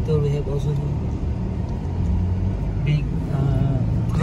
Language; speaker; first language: English; non-native, local second language; Malay